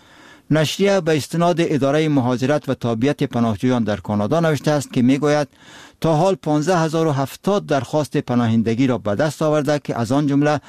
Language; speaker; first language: Persian; native; Persian